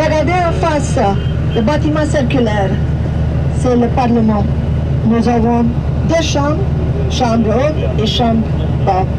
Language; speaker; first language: French; non-native, fluent; Hindi